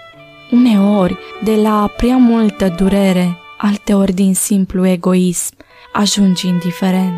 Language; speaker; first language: Romanian; native; Romanian